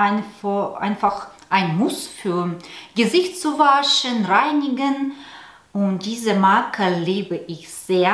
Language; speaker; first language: German; non-native, learner; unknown